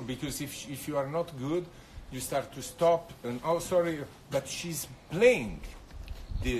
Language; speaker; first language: English; non-native, fluent; Italian